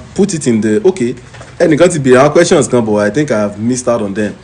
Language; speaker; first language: English; non-native, local second language; Yoruba